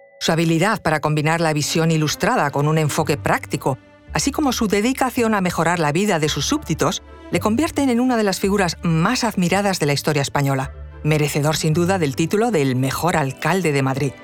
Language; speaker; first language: Spanish; native; Spanish